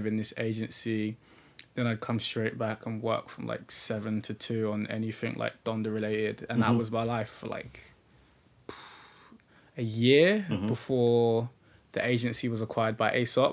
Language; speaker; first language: English; native; English